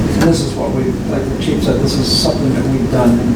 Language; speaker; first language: English; native; English